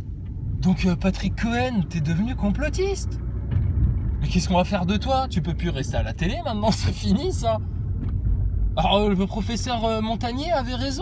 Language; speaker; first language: French; native; French